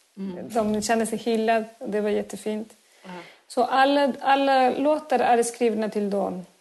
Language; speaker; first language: Swedish; non-native, fluent; Spanish